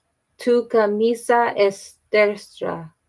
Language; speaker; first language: Spanish; non-native, learner; English